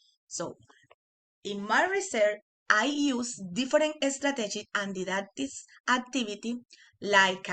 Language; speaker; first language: English; non-native, learner; Spanish